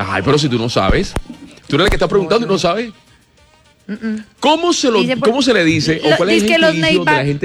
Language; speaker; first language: Spanish; native; Spanish